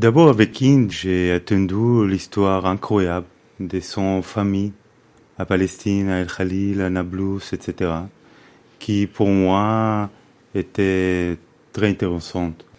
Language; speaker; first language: French; non-native, fluent; Hebrew